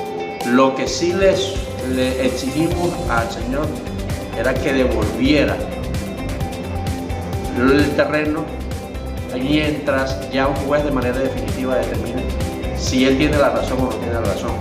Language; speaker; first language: Spanish; native; Spanish